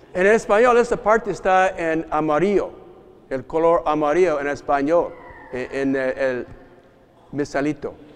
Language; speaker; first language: Spanish; non-native, learner; English